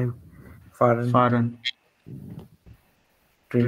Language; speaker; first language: German; non-native, learner; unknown